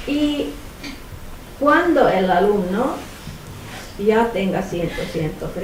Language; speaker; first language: Spanish; non-native, fluent; Finnish